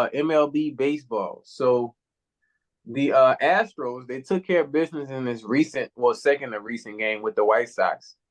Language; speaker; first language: English; native; English